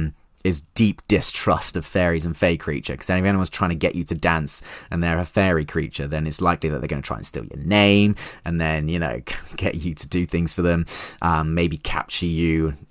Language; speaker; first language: English; native; English